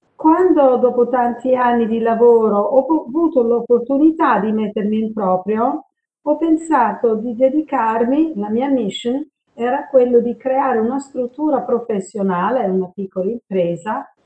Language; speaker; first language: Italian; non-native, fluent; English